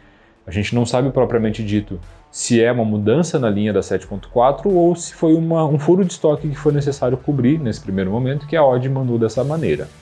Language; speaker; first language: Portuguese; native; Portuguese